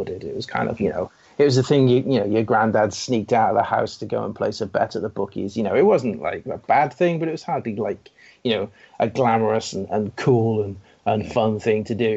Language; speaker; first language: English; native; English